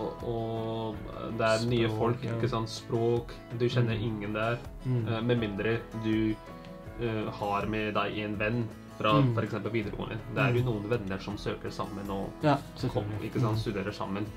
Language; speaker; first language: Norwegian; early bilingual, other home language; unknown